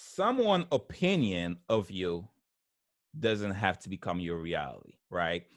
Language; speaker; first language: English; early bilingual, other home language; Haitian Creole